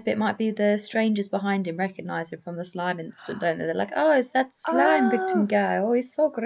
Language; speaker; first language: English; native; English